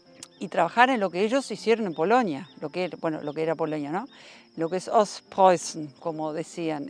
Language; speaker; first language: Spanish; early bilingual, other home language; German